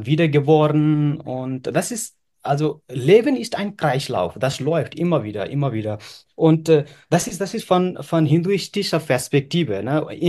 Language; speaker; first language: German; non-native, fluent; Nepali